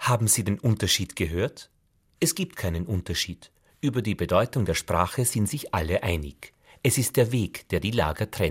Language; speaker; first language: German; native; German